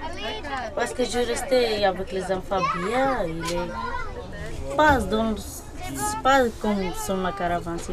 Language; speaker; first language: French; non-native, learner; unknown